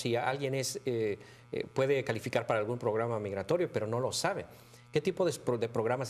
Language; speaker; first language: Spanish; native; Spanish